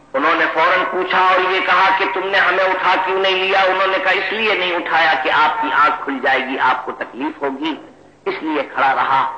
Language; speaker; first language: Urdu; native; Urdu